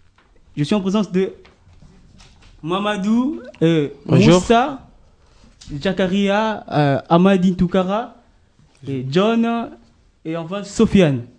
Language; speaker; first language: French; native; French